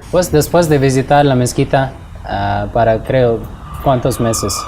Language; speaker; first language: Spanish; non-native, fluent; English